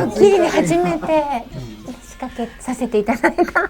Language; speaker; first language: Japanese; native; Japanese